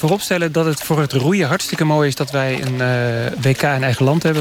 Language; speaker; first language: Dutch; native; Dutch